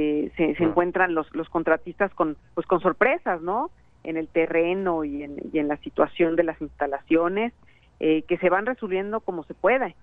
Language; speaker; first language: Spanish; native; Spanish